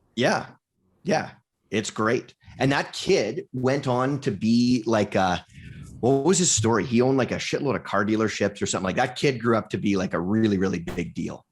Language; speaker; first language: English; native; English